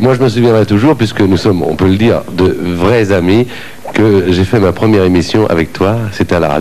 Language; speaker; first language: French; native; French